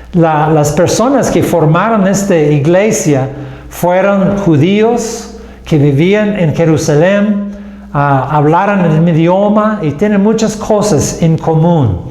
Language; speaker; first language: Spanish; non-native, fluent; English